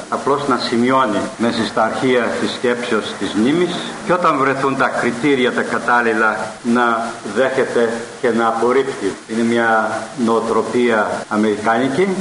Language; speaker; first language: Greek; early bilingual, heritage; Greek